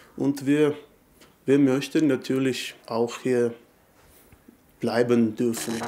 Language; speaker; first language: German; non-native, learner; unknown